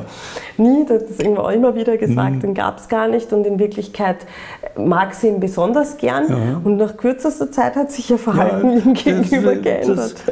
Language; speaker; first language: German; native; German